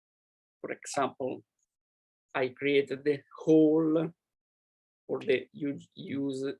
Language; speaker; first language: English; non-native, learner; Italian